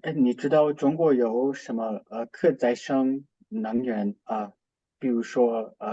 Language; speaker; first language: Chinese; non-native, learner; English